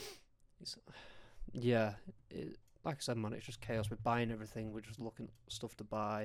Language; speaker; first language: English; native; English